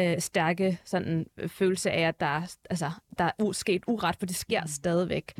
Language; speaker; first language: Danish; early bilingual, other home language; Arabic